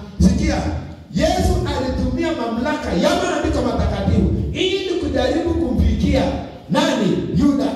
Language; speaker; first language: Swahili; non-native, local second language; Kalenjin